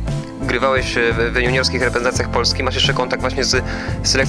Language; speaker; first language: Polish; native; Polish